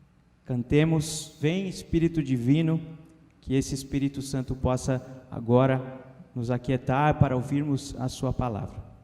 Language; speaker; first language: Portuguese; native; Portuguese